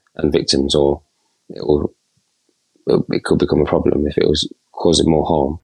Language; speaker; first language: English; native; English